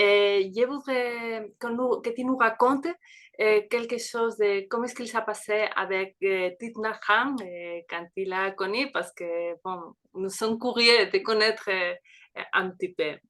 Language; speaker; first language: French; non-native, fluent; Spanish